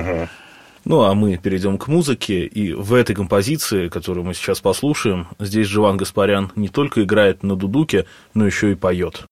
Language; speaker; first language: Russian; native; Russian